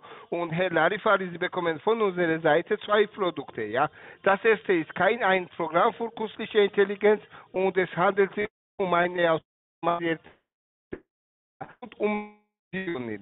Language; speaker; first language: German; non-native, learner; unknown